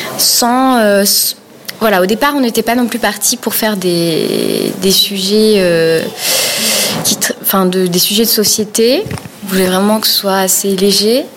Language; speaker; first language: French; native; French